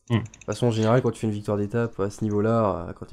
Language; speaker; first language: French; native; French